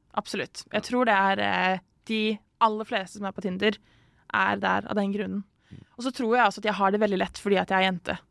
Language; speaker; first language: Norwegian; native; Norwegian